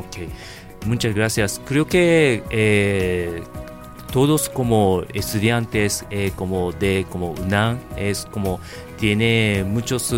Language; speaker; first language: Spanish; non-native, learner; Japanese